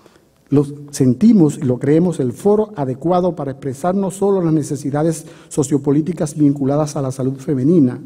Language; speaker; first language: Spanish; native; Spanish